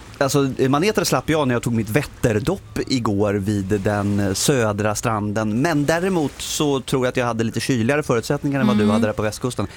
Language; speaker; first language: Swedish; native; Swedish